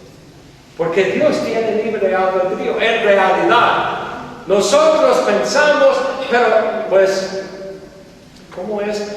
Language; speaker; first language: Spanish; non-native, fluent; English